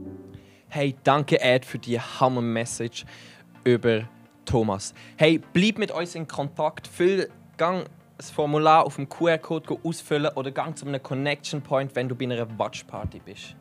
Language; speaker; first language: German; native; German